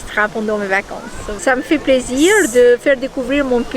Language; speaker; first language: French; non-native, fluent; Albanian